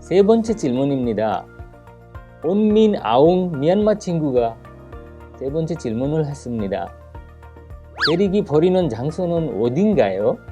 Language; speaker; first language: Korean; non-native, fluent; Bangla